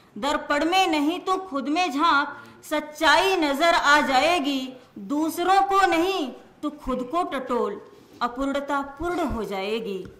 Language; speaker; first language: Hindi; native; Hindi